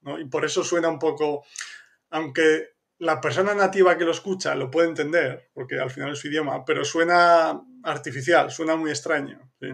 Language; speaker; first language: Spanish; native; Spanish